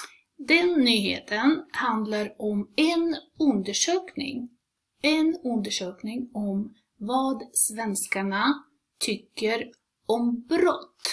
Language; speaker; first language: Swedish; non-native, fluent; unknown